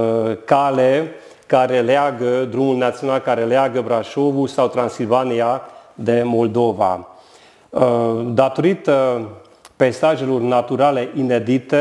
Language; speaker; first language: Romanian; non-native, local second language; Hungarian